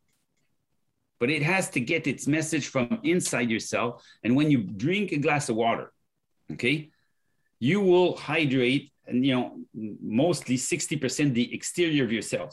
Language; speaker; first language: English; non-native, fluent; French